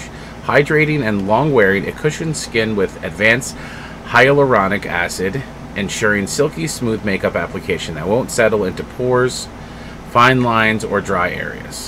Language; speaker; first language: English; native; English